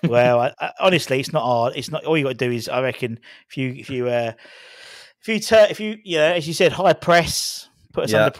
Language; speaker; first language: English; native; English